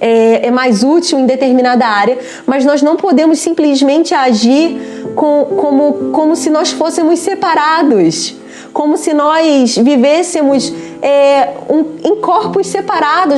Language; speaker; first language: Portuguese; native; Portuguese